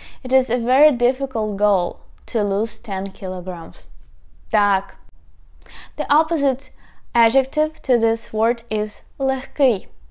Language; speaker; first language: English; non-native, fluent; Ukrainian